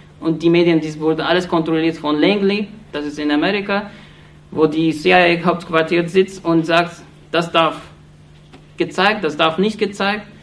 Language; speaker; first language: German; non-native, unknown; Arabic